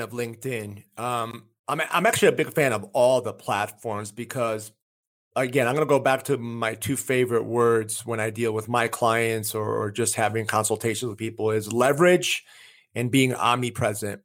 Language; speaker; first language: English; early bilingual, other home language; Greek